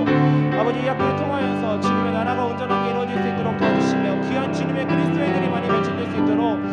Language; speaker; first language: Korean; native; Korean